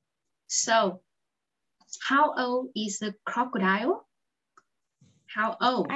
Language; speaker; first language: English; non-native, fluent; Vietnamese